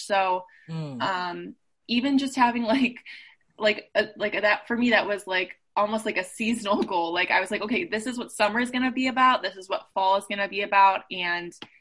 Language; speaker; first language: English; native; English